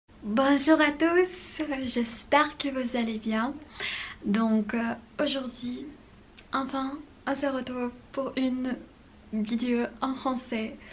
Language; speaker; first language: French; non-native, fluent; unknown